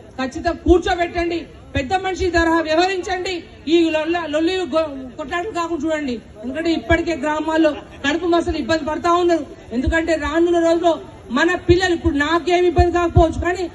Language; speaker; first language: Telugu; non-native, local second language; Lambadi